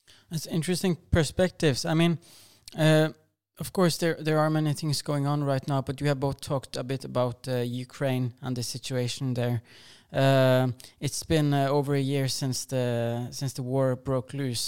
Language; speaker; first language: English; non-native, fluent; Norwegian